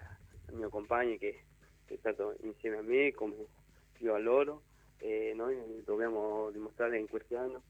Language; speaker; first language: Italian; non-native, learner; Spanish